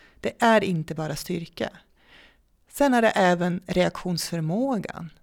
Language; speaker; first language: Swedish; non-native, fluent; Dutch